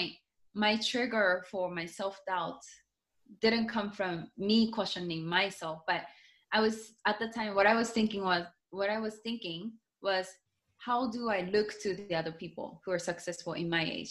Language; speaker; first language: English; non-native, fluent; Japanese